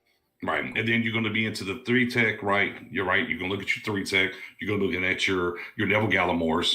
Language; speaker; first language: English; native; English